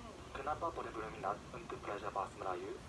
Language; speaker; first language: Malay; non-native, fluent; Japanese